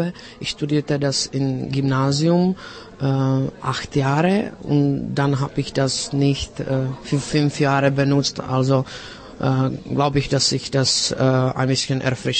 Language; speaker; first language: German; non-native, fluent; Czech